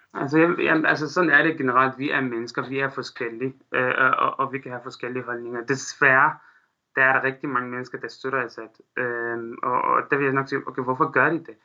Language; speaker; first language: Danish; non-native, fluent; Arabic